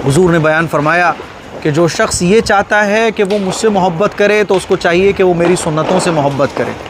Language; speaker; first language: Urdu; native; Urdu